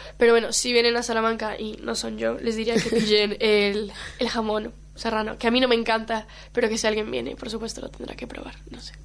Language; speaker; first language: Spanish; non-native, local second language; Portuguese